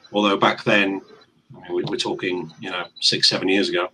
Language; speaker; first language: English; native; English